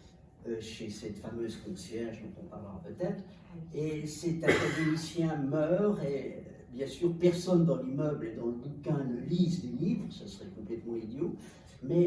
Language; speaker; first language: French; native; French